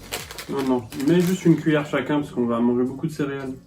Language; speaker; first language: French; native; French